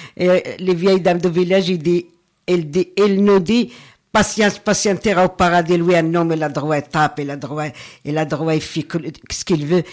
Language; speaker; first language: French; non-native, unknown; Arabic